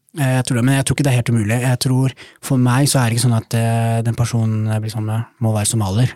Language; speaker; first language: Norwegian; early bilingual, other home language; Somali